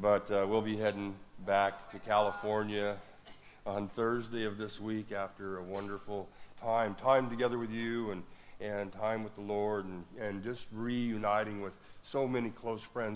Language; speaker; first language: English; native; English